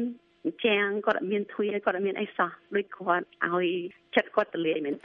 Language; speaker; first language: Khmer; early bilingual, heritage; Khmer